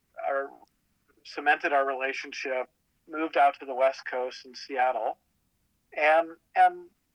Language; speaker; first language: English; native; English